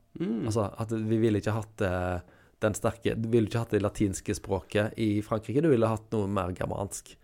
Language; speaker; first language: Norwegian; native; Norwegian